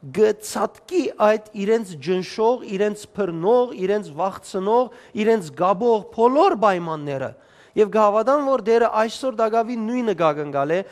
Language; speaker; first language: Armenian; native; Armenian